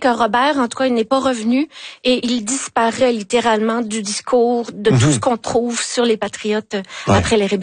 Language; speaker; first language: French; native; French